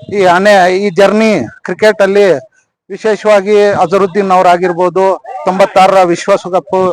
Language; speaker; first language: Kannada; native; Kannada